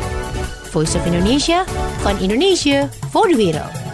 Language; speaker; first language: Dutch; non-native, fluent; Indonesian